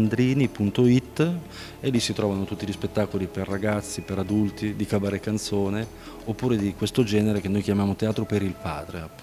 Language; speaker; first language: Italian; native; Italian